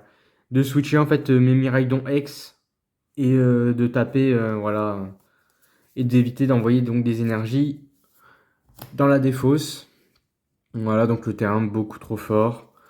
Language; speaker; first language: French; native; French